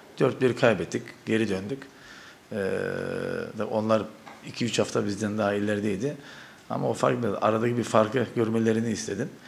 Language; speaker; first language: Turkish; early bilingual, heritage; Turkish